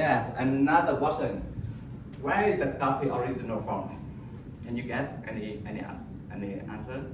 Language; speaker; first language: English; non-native, learner; Vietnamese